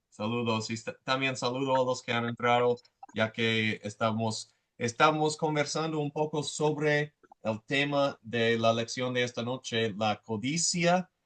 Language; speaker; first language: Spanish; non-native, fluent; English